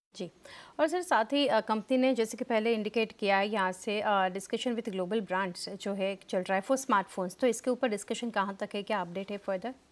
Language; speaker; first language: Hindi; non-native, local second language; Gujarati